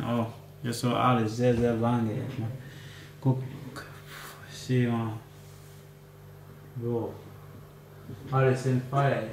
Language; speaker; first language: German; non-native, learner; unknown